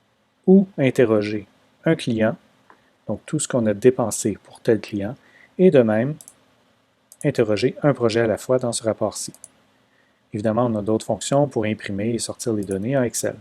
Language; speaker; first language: French; native; French